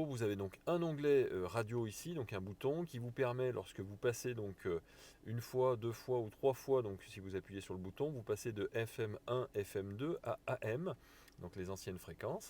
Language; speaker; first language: French; native; French